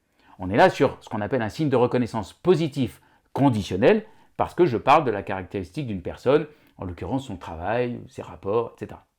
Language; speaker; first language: French; native; French